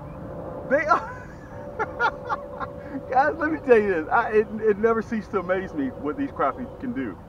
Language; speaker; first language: English; native; English